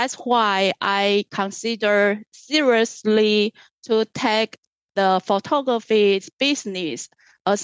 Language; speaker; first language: English; non-native, fluent; Chinese